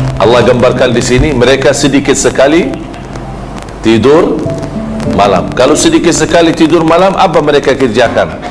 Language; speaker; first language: Malay; non-native, fluent; Arabic